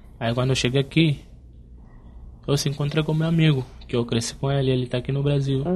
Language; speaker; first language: Portuguese; non-native, learner; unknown